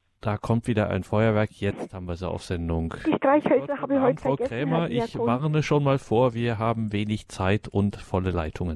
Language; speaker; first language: German; native; German